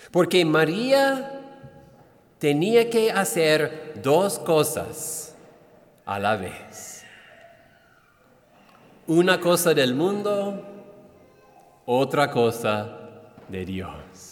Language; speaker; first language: Spanish; non-native, fluent; English